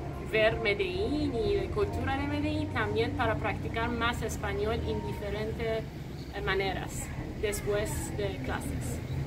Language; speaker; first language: Spanish; non-native, learner; Persian